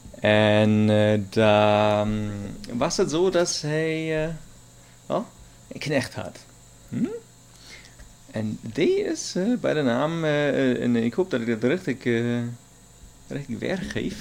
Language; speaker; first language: Dutch; non-native, learner; German